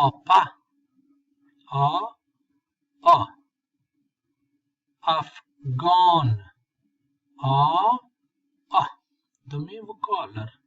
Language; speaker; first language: Swedish; non-native, fluent; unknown